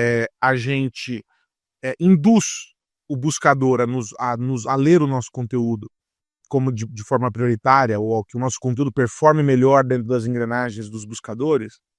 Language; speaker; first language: Portuguese; native; Portuguese